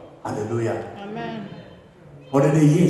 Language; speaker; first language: Swedish; non-native, fluent; Lingala